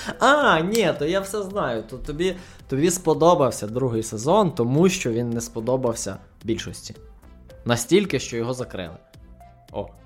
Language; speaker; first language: Ukrainian; native; Ukrainian